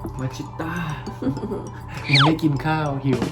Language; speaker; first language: Thai; native; Thai